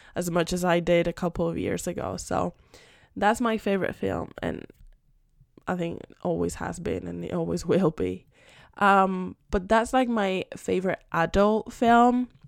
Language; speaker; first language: English; non-native, fluent; Spanish